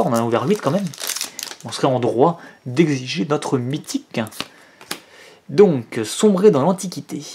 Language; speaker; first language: French; native; French